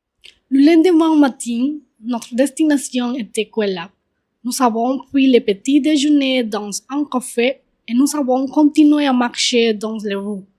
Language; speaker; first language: French; non-native, learner; Spanish